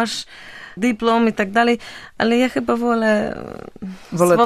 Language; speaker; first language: Polish; non-native, fluent; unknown